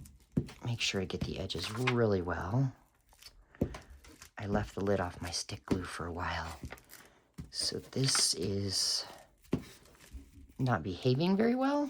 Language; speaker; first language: English; native; English